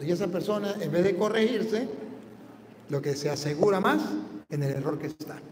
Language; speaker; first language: Spanish; native; Spanish